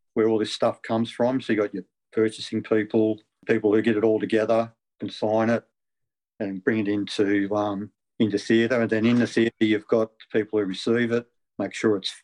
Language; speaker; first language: English; native; English